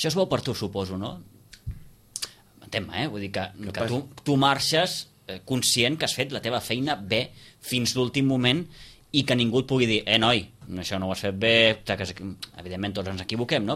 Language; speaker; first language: Catalan; native; Catalan